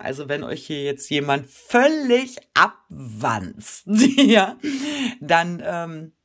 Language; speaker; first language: German; native; German